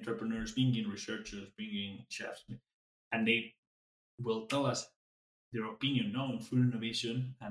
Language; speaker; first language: English; non-native, fluent; Spanish